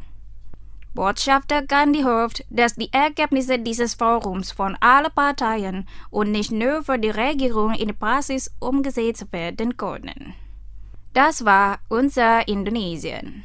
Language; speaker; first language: German; non-native, fluent; Indonesian